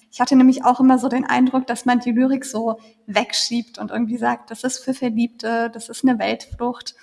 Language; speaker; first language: German; native; German